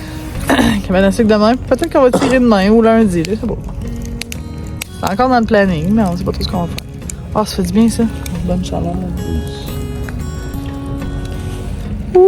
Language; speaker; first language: French; native; French